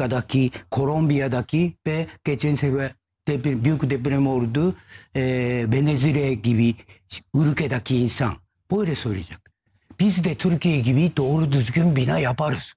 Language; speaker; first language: Turkish; non-native, learner; Japanese